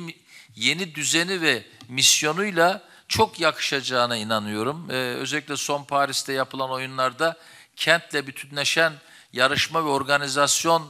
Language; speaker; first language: Turkish; native; Turkish